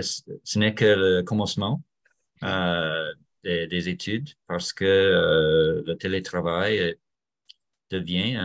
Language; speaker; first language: French; non-native, fluent; English